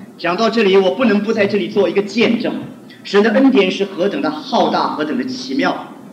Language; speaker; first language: Chinese; non-native, local second language; Hakka Chinese